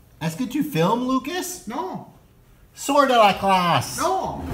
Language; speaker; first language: French; non-native, learner; English